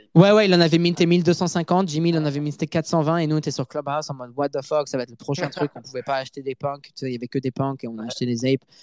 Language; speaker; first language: French; native; French